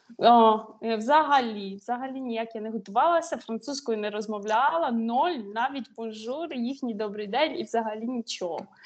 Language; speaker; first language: Ukrainian; native; Ukrainian